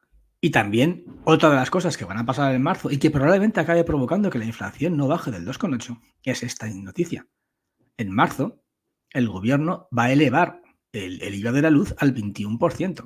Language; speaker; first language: Spanish; native; Spanish